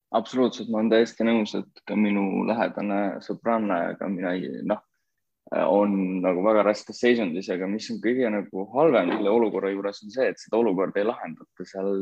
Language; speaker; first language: Estonian; native; Estonian